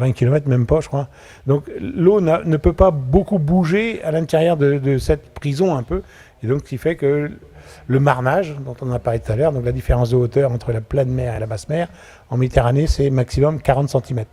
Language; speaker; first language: French; native; French